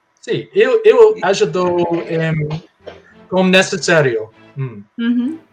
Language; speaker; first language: Portuguese; non-native, learner; English